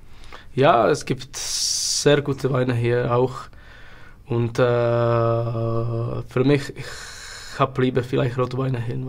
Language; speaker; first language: German; non-native, learner; Czech